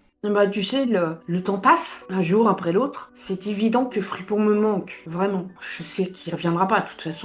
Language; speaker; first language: French; native; French